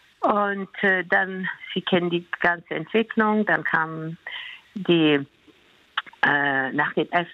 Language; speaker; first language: German; non-native, fluent; Persian